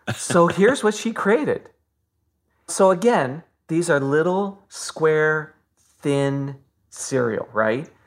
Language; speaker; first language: English; native; English